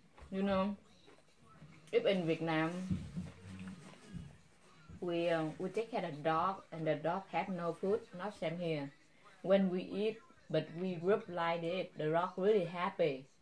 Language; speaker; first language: English; non-native, learner; Vietnamese